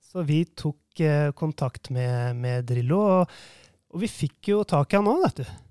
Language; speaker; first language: Norwegian; native; Norwegian